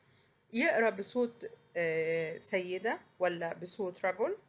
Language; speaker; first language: Arabic; native; Arabic